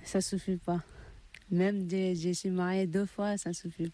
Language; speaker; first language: French; non-native, learner; Tibetan